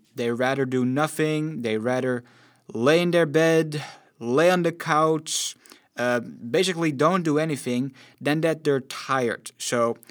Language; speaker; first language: English; non-native, fluent; Dutch